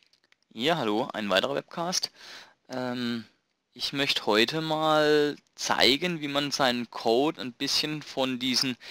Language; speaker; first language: German; native; German